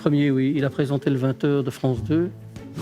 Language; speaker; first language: French; native; French